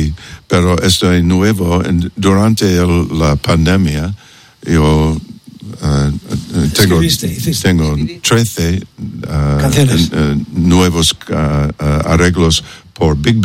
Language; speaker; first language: Spanish; non-native, learner; English